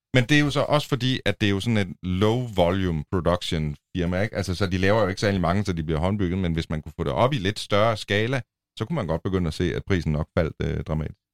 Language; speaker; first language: Danish; native; Danish